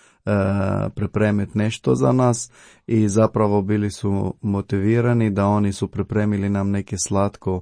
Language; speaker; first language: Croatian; non-native, learner; Arabic